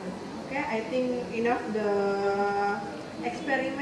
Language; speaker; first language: English; non-native, learner; Indonesian